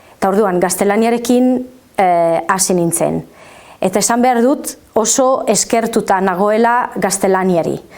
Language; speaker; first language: Basque; non-native, fluent; Friulian